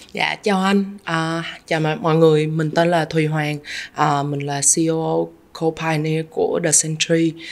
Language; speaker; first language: Vietnamese; native; Vietnamese